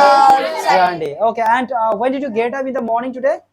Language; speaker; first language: English; non-native, local second language; Bangla